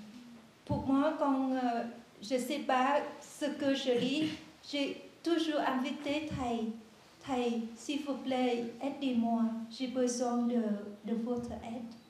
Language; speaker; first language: French; non-native, learner; Vietnamese